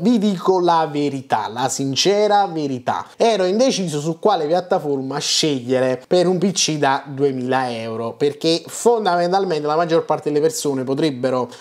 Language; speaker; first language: Italian; native; Italian